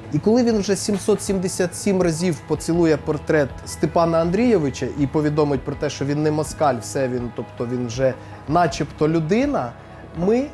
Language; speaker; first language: Ukrainian; native; Ukrainian